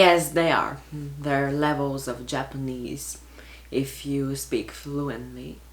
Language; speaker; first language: English; early bilingual, other home language; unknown